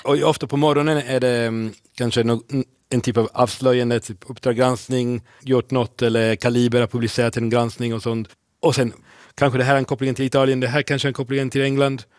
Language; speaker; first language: Swedish; non-native, fluent; Italian